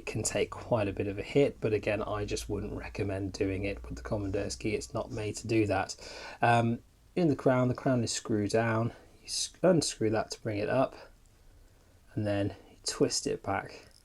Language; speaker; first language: English; native; English